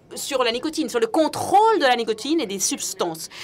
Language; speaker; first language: French; non-native, fluent; English